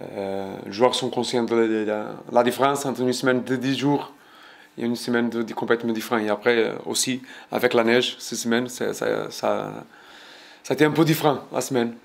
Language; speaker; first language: French; non-native, fluent; Portuguese